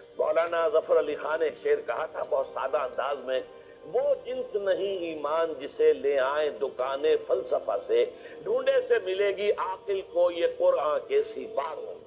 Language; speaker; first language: Urdu; native; Urdu